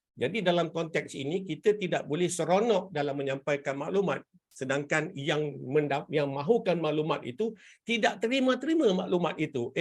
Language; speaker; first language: Malay; native; Malay